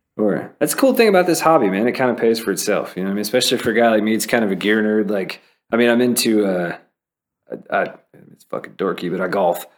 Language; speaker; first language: English; native; English